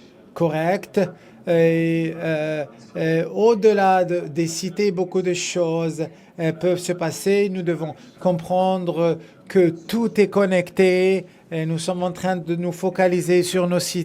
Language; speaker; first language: French; non-native, fluent; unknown